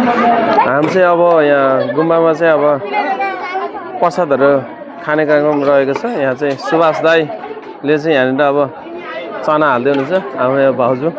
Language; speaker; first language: Nepali; non-native, local second language; Eastern Tamang